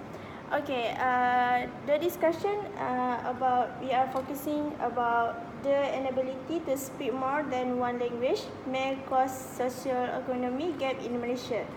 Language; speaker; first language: English; non-native, local second language; Malay